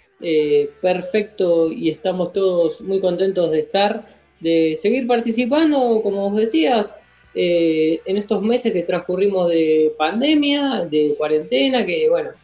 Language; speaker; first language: Spanish; native; Spanish